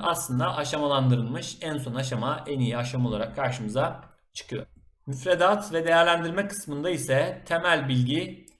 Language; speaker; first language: Turkish; native; Turkish